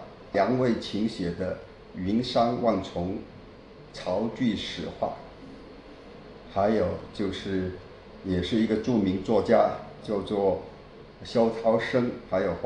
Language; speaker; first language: Chinese; non-native, local second language; Min Nan Chinese